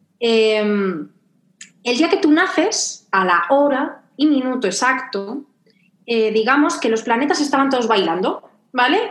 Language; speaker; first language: Spanish; native; Spanish